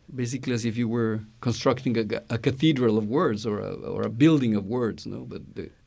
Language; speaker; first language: English; non-native, fluent; Spanish